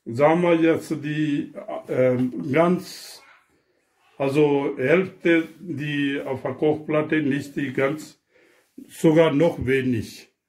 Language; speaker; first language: German; non-native, learner; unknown